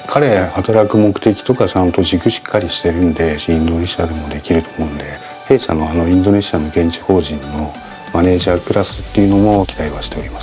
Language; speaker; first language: Japanese; native; Japanese